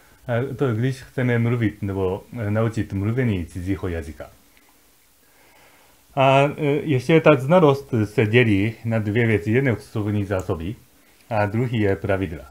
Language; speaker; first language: Czech; non-native, fluent; Japanese